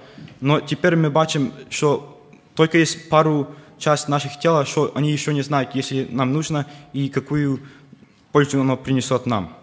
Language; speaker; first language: Russian; early bilingual, heritage; Russian